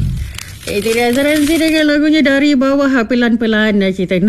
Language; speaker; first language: Malay; native; Malay